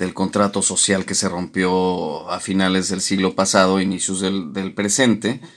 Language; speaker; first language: Spanish; native; Spanish